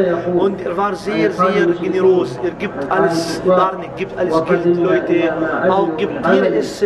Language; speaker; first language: German; non-native, learner; Arabic